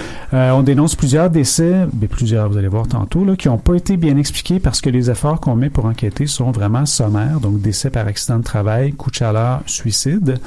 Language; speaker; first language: French; native; French